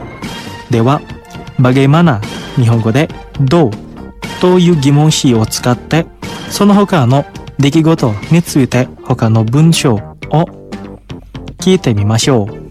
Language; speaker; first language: Japanese; non-native, fluent; Indonesian